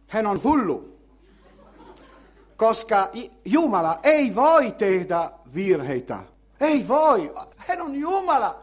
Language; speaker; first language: Finnish; non-native, learner; Italian